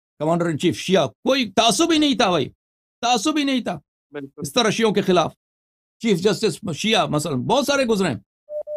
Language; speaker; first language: Urdu; non-native, fluent; Persian